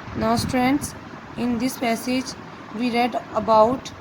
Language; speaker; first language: English; non-native, local second language; Urdu